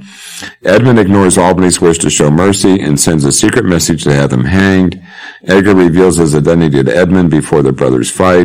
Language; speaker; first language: English; native; English